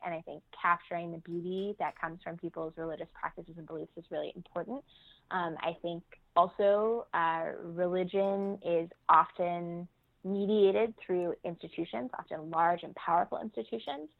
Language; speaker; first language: English; native; English